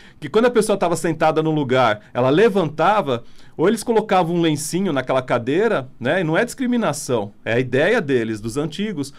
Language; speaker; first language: Portuguese; non-native, fluent; Italian